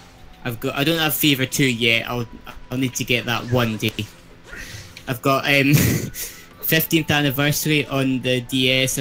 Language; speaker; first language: English; native; English